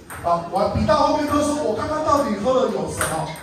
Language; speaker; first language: Chinese; native; Chinese